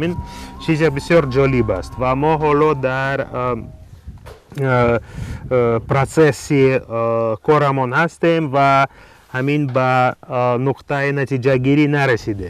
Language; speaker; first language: Persian; non-native, fluent; Russian